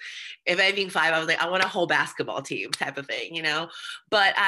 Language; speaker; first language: English; early bilingual, other home language; Spanish